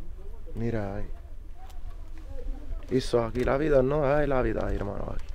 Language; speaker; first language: Spanish; non-native, learner; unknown